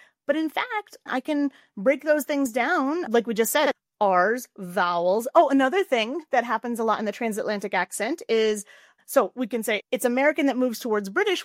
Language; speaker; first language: English; native; English